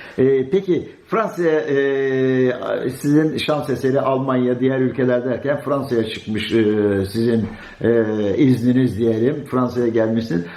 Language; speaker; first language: Turkish; native; Turkish